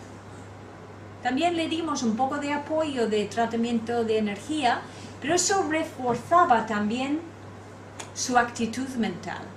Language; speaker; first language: Spanish; non-native, fluent; English